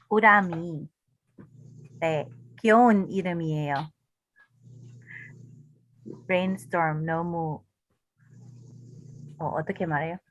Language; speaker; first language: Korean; non-native, learner; English